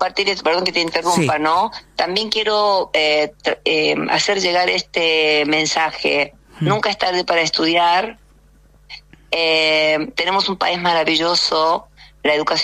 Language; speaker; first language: Spanish; early bilingual, other home language; Korean